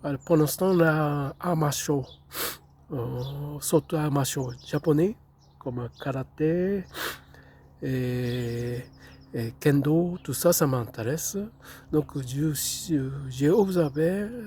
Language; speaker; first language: French; non-native, fluent; Japanese